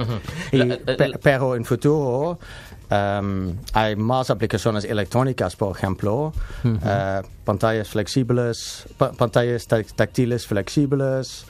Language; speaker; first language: Spanish; non-native, learner; Dutch